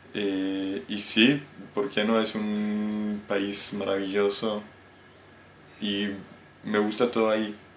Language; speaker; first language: Spanish; non-native, fluent; Hebrew